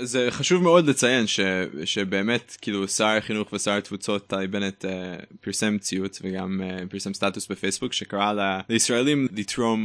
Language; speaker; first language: Hebrew; non-native, fluent; English